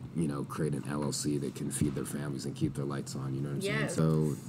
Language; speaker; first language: English; native; English